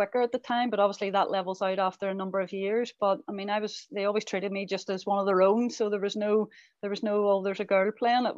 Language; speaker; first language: English; native; English